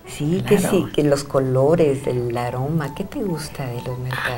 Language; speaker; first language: Spanish; native; Spanish